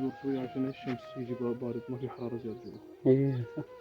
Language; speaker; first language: Arabic; non-native, learner; Bangla